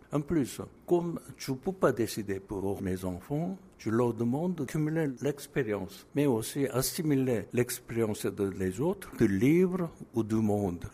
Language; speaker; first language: French; non-native, fluent; Korean